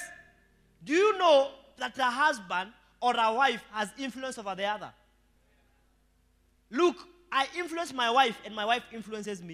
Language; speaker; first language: English; non-native, local second language; Swahili